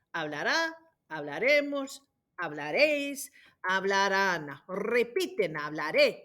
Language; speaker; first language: Spanish; non-native, fluent; English